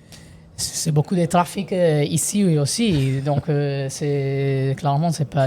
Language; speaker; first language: French; non-native, learner; Italian